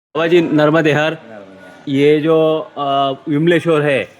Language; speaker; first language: Hindi; non-native, local second language; Marathi